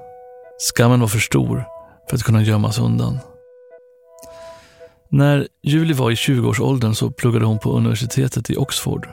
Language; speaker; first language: Swedish; native; Swedish